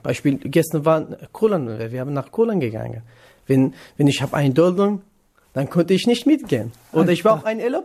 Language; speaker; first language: German; non-native, learner; Kurdish